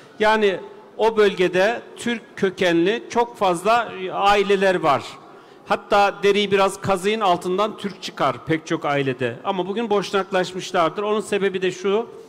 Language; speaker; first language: Turkish; native; Turkish